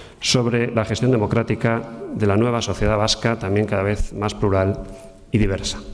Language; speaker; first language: Spanish; native; Spanish